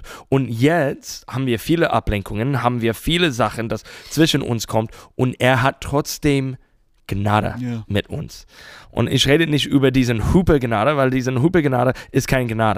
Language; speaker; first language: German; non-native, fluent; English